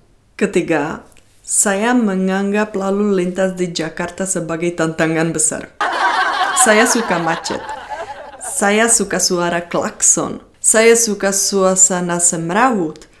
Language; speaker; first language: Indonesian; non-native, fluent; Czech